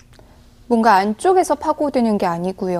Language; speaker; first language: Korean; native; Korean